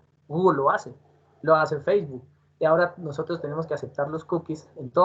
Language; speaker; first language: Spanish; native; Spanish